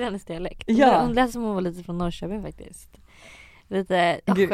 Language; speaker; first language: Swedish; native; Swedish